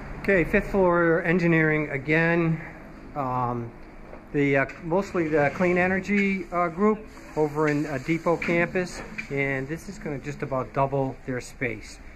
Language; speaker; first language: English; native; English